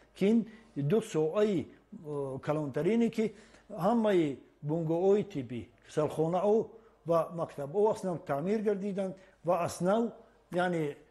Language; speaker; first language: Tajik; non-native, local second language; Shughni